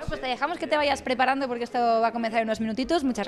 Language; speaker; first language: Spanish; native; Spanish